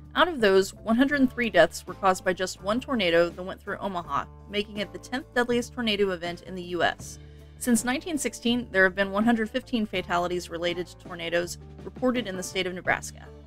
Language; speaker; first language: English; native; English